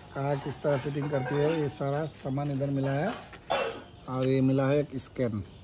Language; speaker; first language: Hindi; non-native, local second language; Bangla